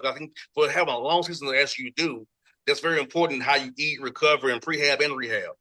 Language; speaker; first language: English; native; English